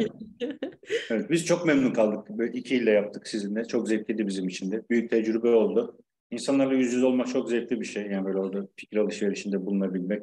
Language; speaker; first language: Turkish; native; Turkish